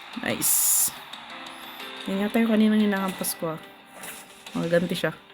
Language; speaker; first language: Filipino; native; Filipino